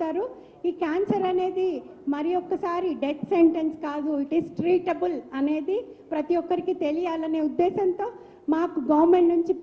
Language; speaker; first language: Telugu; native; Telugu